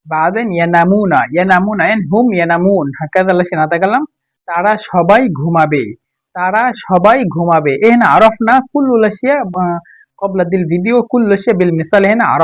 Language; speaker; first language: Arabic; non-native, fluent; Bangla